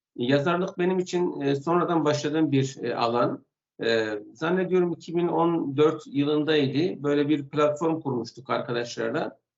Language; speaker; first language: Turkish; non-native, local second language; Kurdish